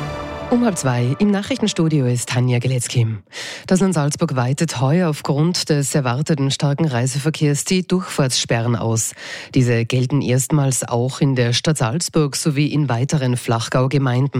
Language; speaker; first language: German; native; German